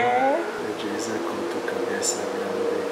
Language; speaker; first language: Spanish; non-native, learner; English